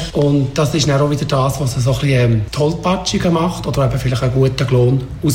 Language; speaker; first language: German; native; German